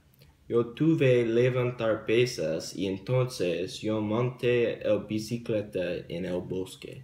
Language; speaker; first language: Spanish; non-native, learner; English